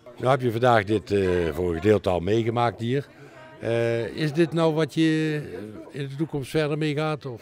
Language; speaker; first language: Dutch; native; Dutch